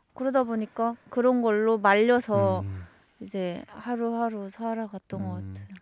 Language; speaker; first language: Korean; native; Korean